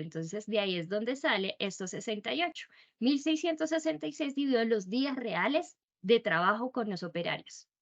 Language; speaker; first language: Spanish; native; Spanish